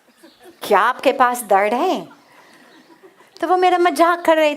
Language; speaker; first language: Hindi; non-native, fluent; English